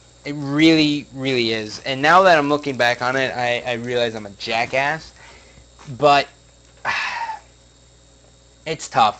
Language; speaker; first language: English; native; English